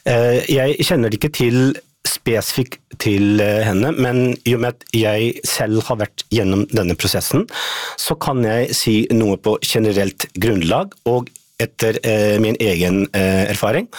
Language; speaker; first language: Norwegian; non-native, fluent; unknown